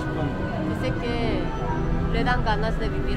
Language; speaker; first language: Spanish; non-native, fluent; Korean